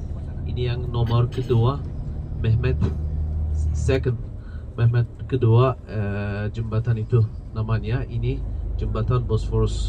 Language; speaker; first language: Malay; non-native, learner; Turkish